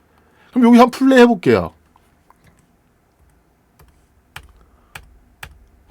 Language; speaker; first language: Korean; native; Korean